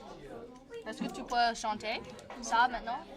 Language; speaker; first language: French; non-native, learner; English